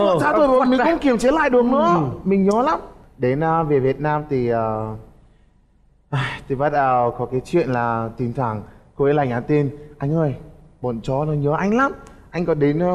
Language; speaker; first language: Vietnamese; native; Vietnamese